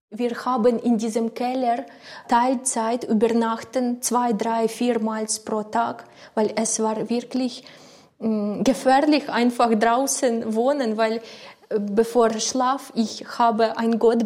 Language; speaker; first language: German; non-native, learner; Ukrainian